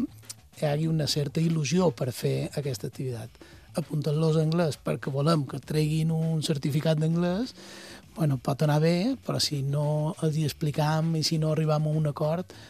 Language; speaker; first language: Catalan; native; Catalan